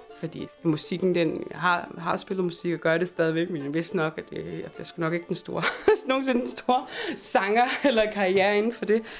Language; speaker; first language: Danish; native; Danish